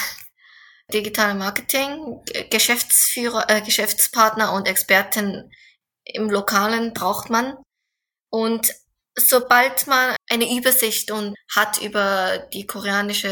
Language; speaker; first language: German; non-native, fluent; Korean